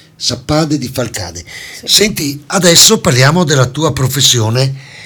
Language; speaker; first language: Italian; native; Italian